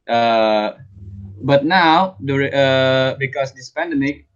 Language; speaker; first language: English; non-native, learner; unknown